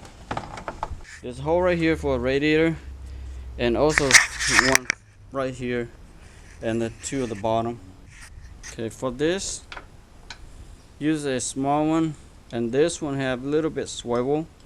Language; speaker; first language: English; non-native, fluent; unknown